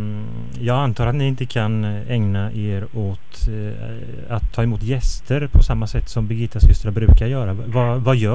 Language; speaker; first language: Swedish; native; Swedish